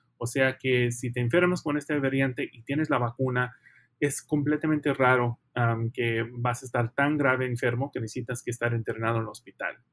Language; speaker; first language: Spanish; early bilingual, heritage; Spanish